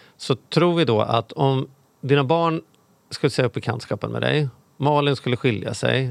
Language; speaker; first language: Swedish; native; Swedish